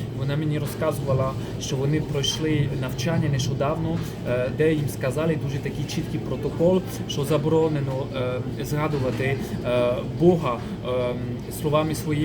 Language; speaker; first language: Ukrainian; non-native, fluent; French